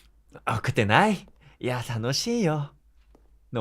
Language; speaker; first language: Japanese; non-native, fluent; Korean